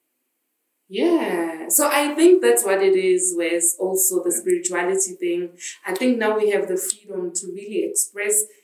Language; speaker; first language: English; non-native, local second language; Zulu